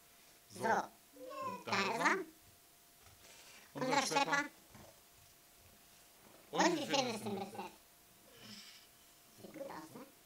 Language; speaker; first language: German; native; German